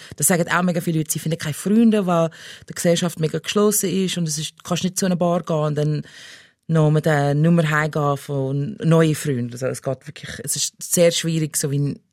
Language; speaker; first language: German; non-native, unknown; English